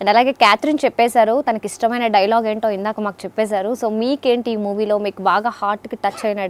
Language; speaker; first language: Telugu; native; Telugu